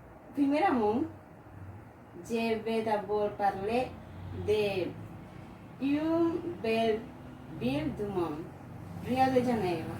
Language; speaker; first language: French; non-native, learner; Spanish